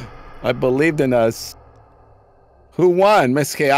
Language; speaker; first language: English; native; English